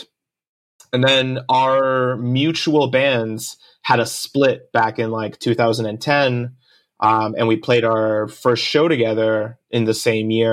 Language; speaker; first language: English; early bilingual, other home language; Japanese